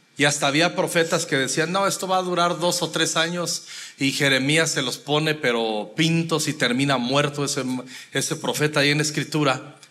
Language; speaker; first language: Spanish; native; Spanish